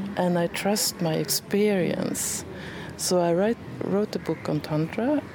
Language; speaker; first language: English; non-native, fluent; Swedish